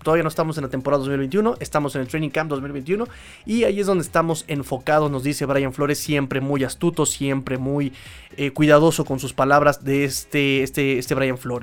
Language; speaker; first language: Spanish; native; Spanish